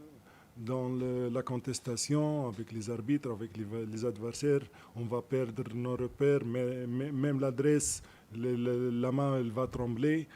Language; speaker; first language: French; non-native, local second language; Arabic